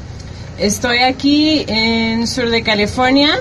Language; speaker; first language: Spanish; early bilingual, heritage; Spanish